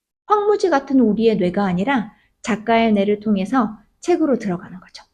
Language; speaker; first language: Korean; native; Korean